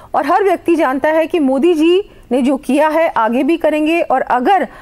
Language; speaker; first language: Hindi; native; Hindi